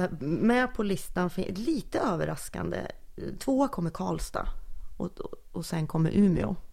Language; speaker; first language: Swedish; native; Swedish